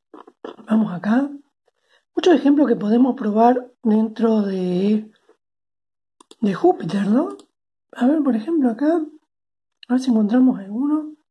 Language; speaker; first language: Spanish; native; Spanish